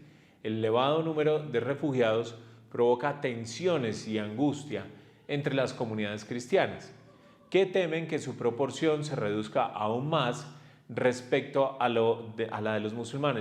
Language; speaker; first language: Spanish; native; Spanish